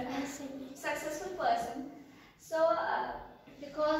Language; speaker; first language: English; non-native, learner; Hindi